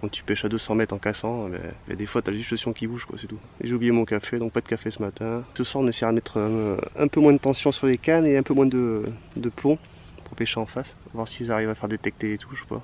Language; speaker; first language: French; native; French